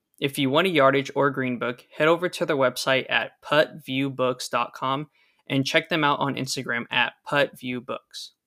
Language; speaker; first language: English; native; English